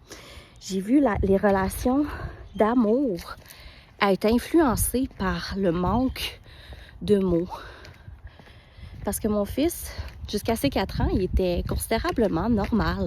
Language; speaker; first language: French; native; French